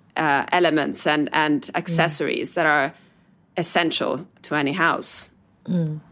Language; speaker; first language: English; non-native, fluent; Italian